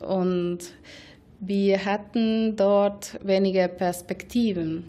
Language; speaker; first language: German; non-native, fluent; Spanish